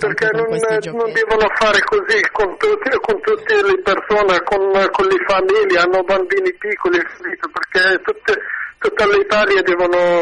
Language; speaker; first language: Italian; non-native, learner; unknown